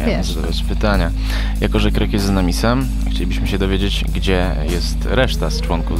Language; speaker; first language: Polish; native; Polish